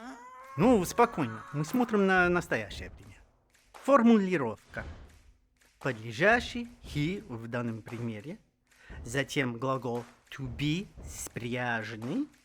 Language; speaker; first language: Russian; non-native, fluent; English